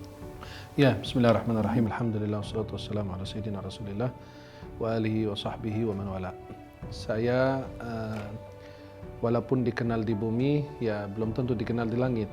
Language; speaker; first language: Indonesian; non-native, fluent; Arabic